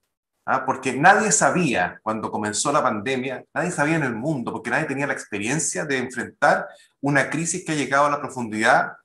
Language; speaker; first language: Spanish; native; Spanish